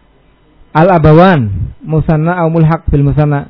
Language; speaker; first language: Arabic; non-native, fluent; Indonesian